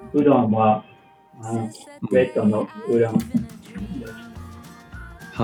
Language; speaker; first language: Japanese; non-native, learner; English